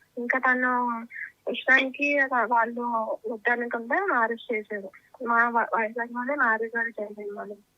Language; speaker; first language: Telugu; native; Telugu